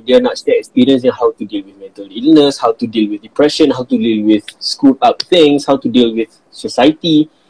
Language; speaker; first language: English; non-native, local second language; Malay